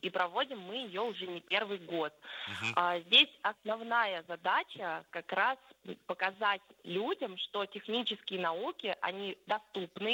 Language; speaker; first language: Russian; native; Russian